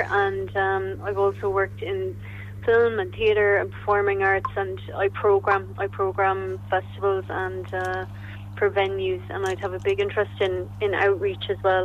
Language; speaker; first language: English; native; English